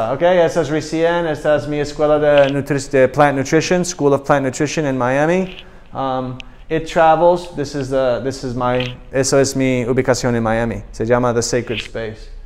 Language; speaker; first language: Spanish; non-native, learner; English